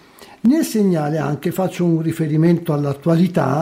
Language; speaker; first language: Italian; native; Italian